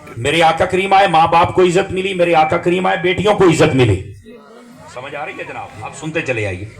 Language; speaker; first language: Urdu; non-native, local second language; Punjabi